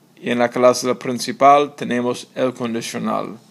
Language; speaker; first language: Spanish; non-native, fluent; English